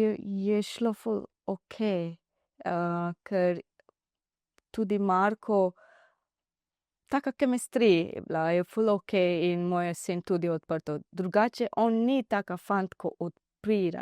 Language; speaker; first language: Slovenian; non-native, learner; Divehi